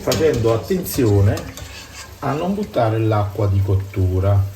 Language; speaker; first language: Italian; native; Italian